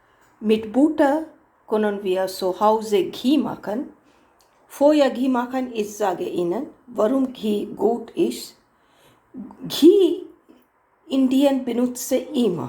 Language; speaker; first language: German; non-native, learner; Hindi